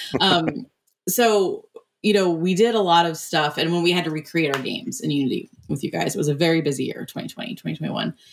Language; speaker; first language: English; native; English